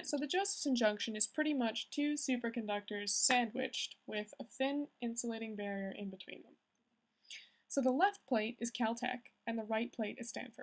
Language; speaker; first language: English; native; English